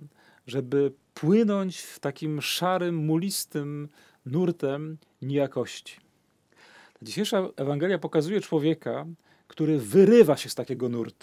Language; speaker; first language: Polish; native; Polish